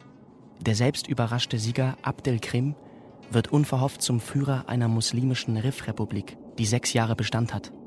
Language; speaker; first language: German; native; German